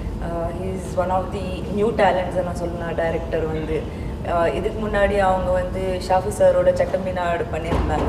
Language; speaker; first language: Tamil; non-native, local second language; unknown